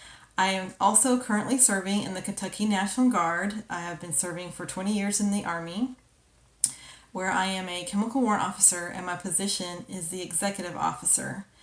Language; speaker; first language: English; native; English